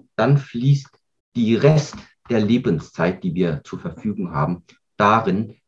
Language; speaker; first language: German; native; German